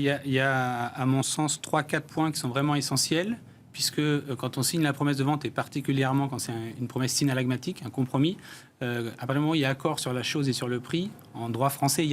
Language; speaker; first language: French; native; French